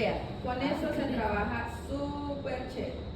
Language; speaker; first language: Spanish; native; Spanish